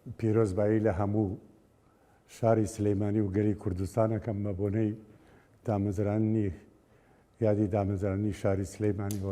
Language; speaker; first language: Central Kurdish; native; Central Kurdish